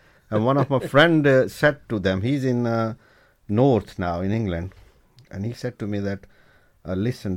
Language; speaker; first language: English; non-native, local second language; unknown